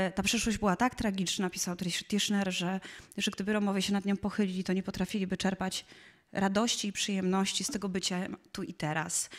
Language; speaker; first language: Polish; native; Polish